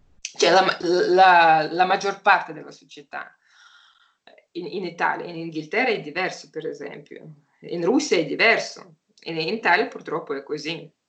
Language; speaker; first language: Italian; non-native, fluent; Russian